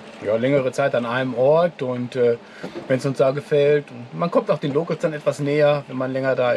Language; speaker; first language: German; native; German